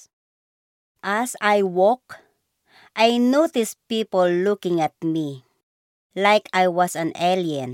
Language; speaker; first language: English; non-native, local second language; Cebuano